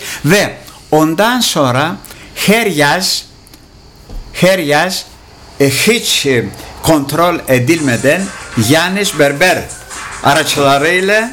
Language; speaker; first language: Turkish; non-native, local second language; Greek